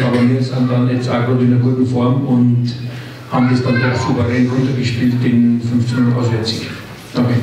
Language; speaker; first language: German; native; German